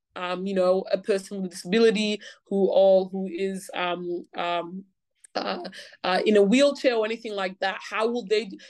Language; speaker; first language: English; native; English